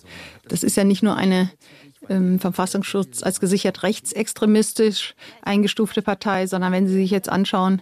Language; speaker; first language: German; native; German